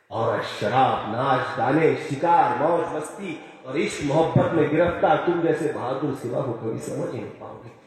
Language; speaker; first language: Hindi; non-native, local second language; Marathi